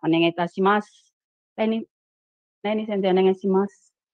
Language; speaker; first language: Japanese; non-native, fluent; Indonesian